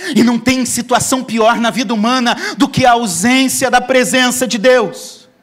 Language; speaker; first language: Portuguese; native; Portuguese